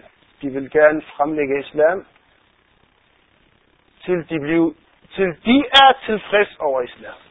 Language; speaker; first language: Danish; non-native, fluent; Arabic